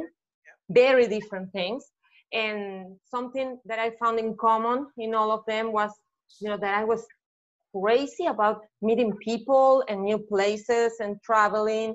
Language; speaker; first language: English; non-native, fluent; Spanish